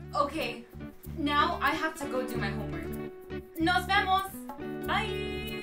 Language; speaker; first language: English; early bilingual, other home language; Spanish